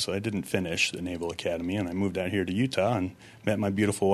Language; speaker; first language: English; native; English